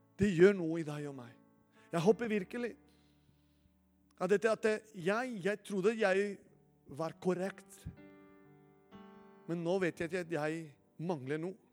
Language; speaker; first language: Norwegian; non-native, fluent; Spanish